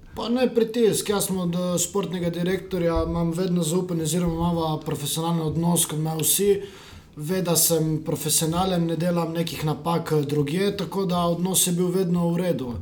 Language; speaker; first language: Slovenian; native; Slovenian